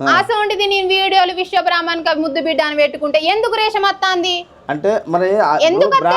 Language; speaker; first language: Telugu; native; Telugu